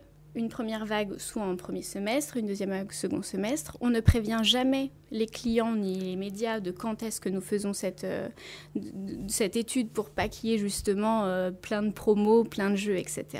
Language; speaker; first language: French; native; French